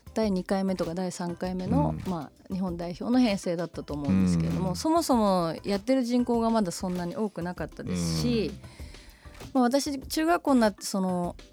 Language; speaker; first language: Japanese; native; Japanese